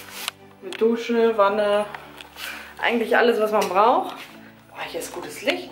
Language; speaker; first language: German; native; German